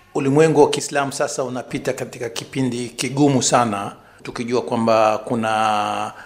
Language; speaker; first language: Swahili; native; Swahili